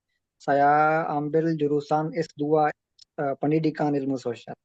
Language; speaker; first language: Indonesian; non-native, learner; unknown